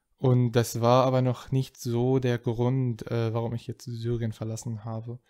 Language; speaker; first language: German; non-native, fluent; Arabic